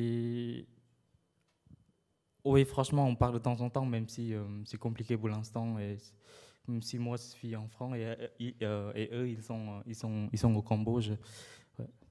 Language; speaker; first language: French; non-native, fluent; Khmer